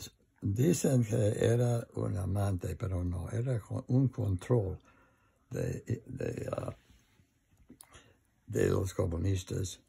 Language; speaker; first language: Spanish; non-native, learner; English